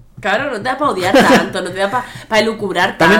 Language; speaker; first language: Spanish; native; Spanish